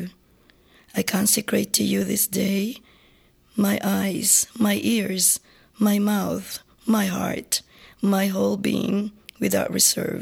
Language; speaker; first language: English; non-native, local second language; Filipino